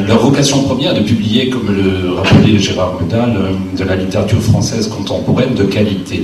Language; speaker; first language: French; native; French